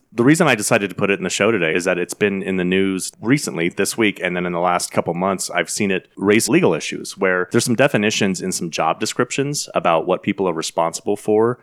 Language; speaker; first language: English; native; English